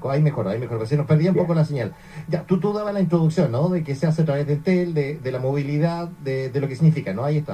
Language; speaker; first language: Spanish; native; Spanish